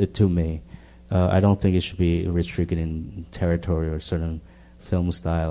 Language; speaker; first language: English; non-native, fluent; Chinese